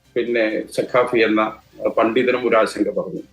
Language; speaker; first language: Malayalam; native; Malayalam